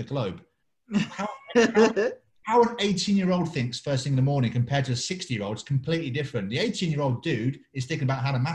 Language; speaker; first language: English; native; English